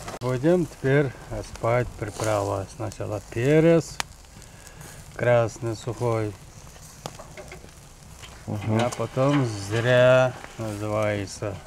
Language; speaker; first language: Russian; non-native, local second language; Uyghur